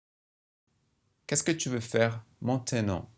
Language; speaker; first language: French; non-native, fluent; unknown